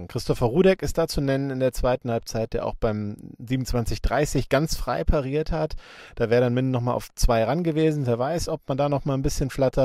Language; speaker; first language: German; native; German